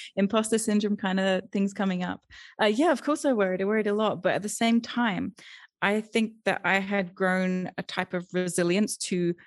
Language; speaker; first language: English; native; English